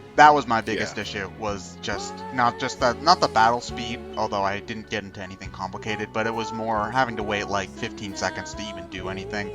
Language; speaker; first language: English; native; English